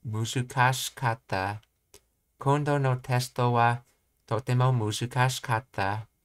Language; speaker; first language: Japanese; non-native, learner; English